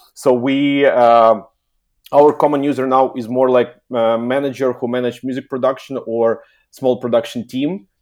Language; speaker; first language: English; non-native, learner; Ukrainian